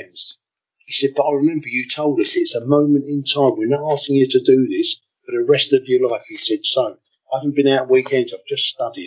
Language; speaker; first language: English; native; English